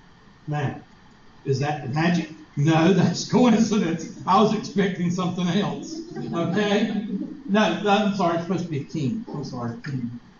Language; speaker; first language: English; native; English